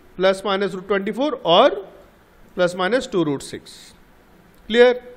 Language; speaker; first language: English; non-native, local second language; Bangla